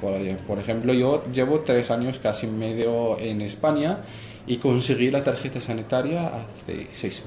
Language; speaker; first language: Spanish; non-native, fluent; Arabic